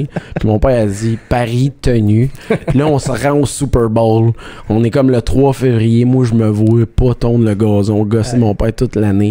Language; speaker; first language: French; native; French